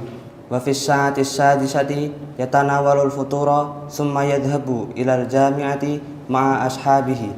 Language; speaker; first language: Arabic; non-native, learner; Indonesian